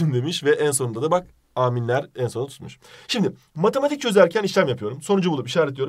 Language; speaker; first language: Turkish; native; Turkish